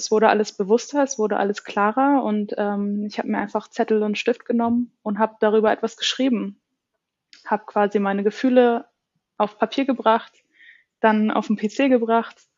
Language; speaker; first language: German; early bilingual, other home language; Turkish